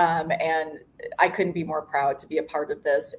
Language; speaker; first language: English; native; English